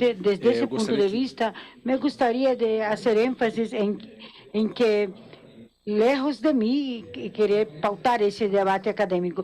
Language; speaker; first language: Portuguese; non-native, fluent; Spanish